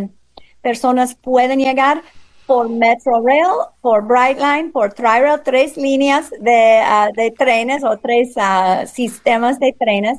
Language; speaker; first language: Spanish; non-native, fluent; English